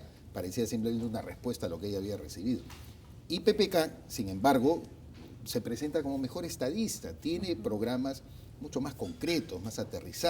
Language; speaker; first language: Spanish; native; Spanish